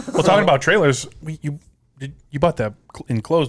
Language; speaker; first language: English; native; English